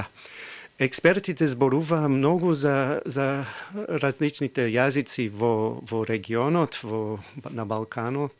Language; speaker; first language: Macedonian; non-native, fluent; English